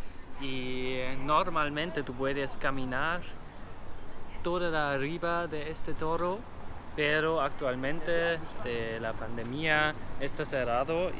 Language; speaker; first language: Spanish; non-native, learner; German